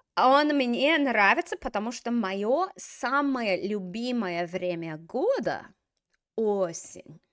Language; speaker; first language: Russian; non-native, fluent; English